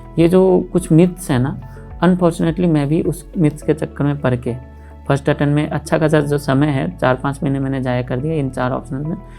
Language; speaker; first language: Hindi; native; Hindi